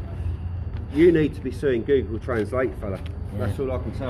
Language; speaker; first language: English; native; English